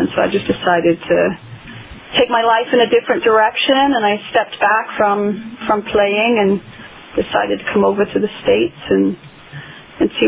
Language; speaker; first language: English; native; English